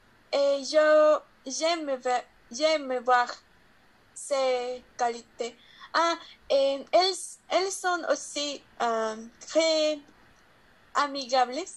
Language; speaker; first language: French; non-native, learner; Spanish